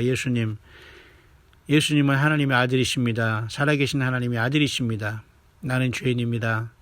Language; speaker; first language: Korean; native; Korean